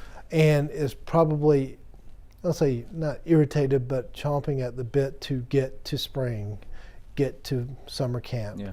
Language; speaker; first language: English; native; English